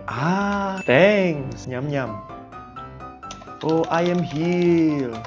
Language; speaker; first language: English; non-native, learner; Indonesian